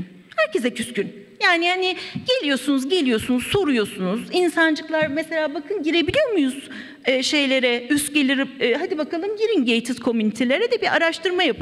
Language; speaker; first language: Turkish; native; Turkish